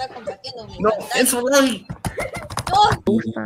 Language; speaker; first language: Spanish; native; Spanish